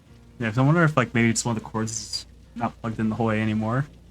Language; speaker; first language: English; native; English